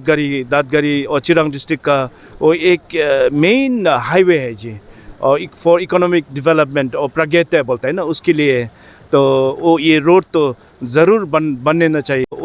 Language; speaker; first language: Hindi; non-native, fluent; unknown